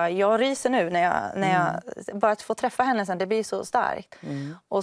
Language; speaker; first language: Swedish; native; Swedish